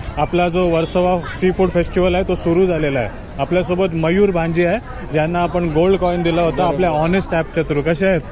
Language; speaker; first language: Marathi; native; Marathi